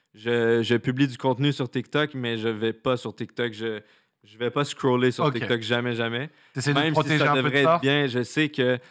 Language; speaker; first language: French; native; French